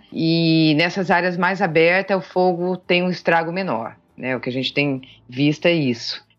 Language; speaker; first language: Portuguese; native; Portuguese